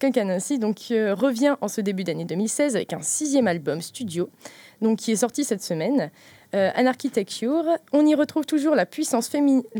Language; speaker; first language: French; native; French